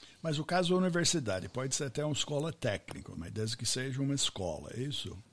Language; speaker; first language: Portuguese; non-native, fluent; English